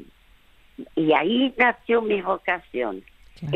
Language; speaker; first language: Spanish; early bilingual, other home language; French